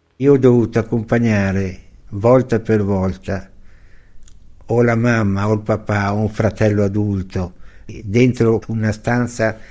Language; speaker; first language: Italian; native; Italian